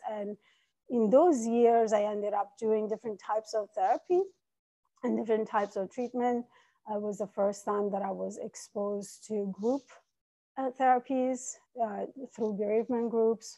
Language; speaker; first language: English; non-native, fluent; Italian